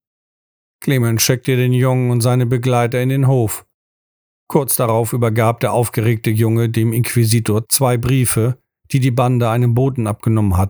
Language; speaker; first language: German; native; German